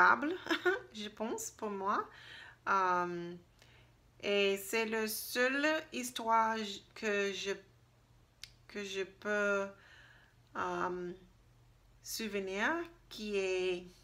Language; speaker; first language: French; non-native, learner; English